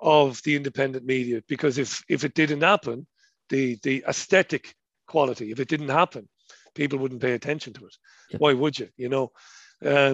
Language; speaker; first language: English; native; English